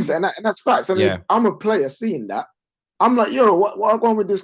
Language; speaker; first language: English; native; English